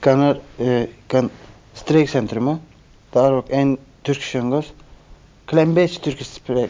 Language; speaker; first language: Dutch; non-native, learner; Turkish